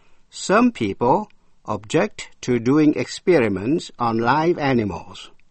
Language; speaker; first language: English; non-native, fluent; Vietnamese